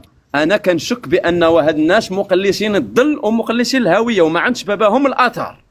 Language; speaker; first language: Arabic; native; Arabic